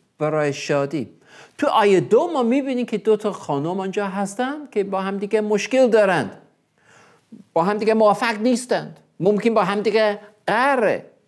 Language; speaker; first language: Persian; non-native, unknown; English